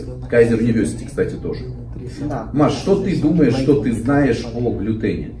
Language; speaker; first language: Russian; native; Russian